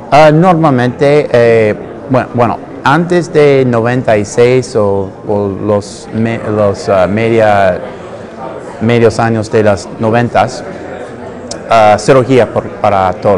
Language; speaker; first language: Spanish; non-native, learner; English